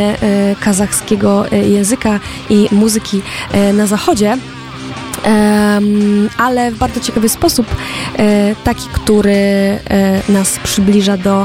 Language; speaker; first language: Polish; native; Polish